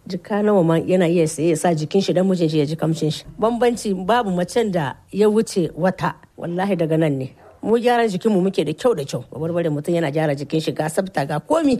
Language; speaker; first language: Hausa; non-native, local second language; Kanuri